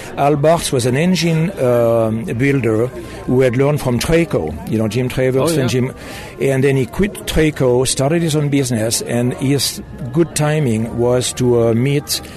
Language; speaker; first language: English; non-native, fluent; German